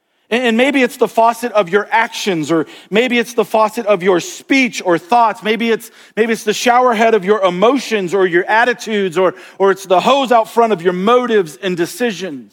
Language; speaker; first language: English; native; English